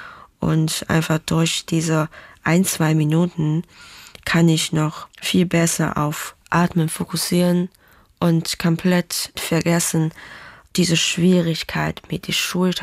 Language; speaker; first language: German; non-native, learner; Chinese